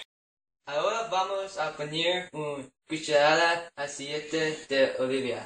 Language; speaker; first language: Spanish; non-native, learner; English